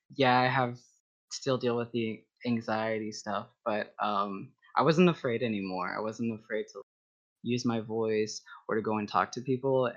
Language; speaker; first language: English; native; English